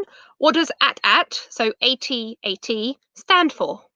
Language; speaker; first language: English; native; English